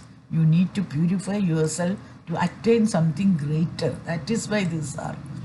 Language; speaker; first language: English; non-native, fluent; Malayalam